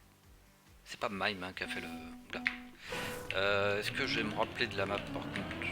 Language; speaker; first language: French; native; French